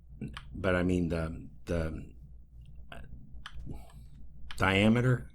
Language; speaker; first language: English; native; English